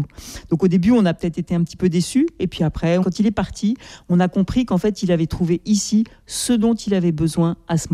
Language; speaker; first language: French; native; French